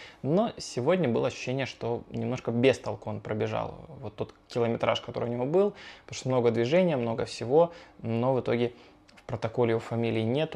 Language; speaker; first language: Russian; native; Russian